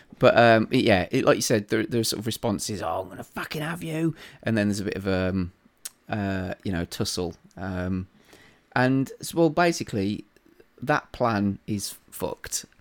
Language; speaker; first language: English; native; English